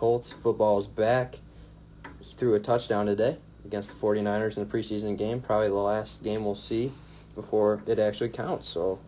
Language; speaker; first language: English; native; English